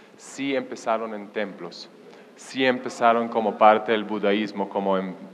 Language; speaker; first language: Spanish; non-native, fluent; Hebrew